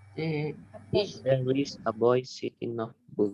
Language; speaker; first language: English; non-native, learner; Spanish